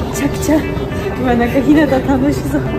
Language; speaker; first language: Japanese; non-native, learner; Georgian